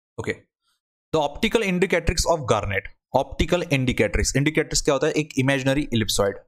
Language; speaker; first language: Hindi; non-native, local second language; Marathi